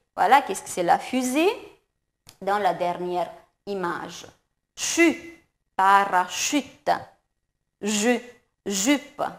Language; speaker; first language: French; non-native, fluent; Romanian